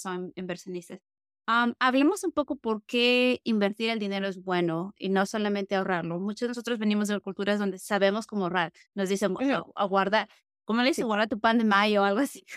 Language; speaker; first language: Spanish; early bilingual, heritage; Spanish